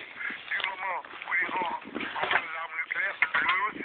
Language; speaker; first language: French; native; French